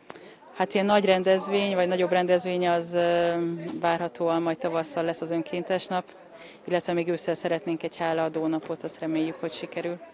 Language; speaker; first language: Hungarian; native; Hungarian